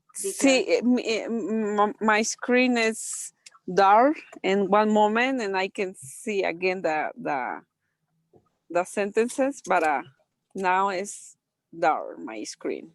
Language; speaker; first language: English; non-native, learner; Spanish